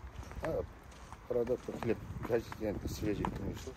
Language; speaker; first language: Russian; non-native, local second language; Kazakh